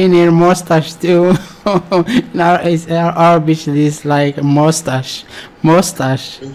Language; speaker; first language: English; non-native, learner; Arabic